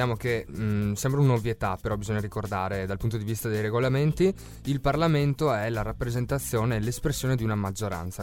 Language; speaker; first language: Italian; native; Italian